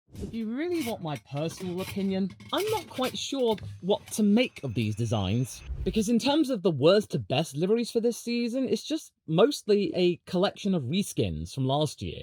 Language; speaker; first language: English; native; English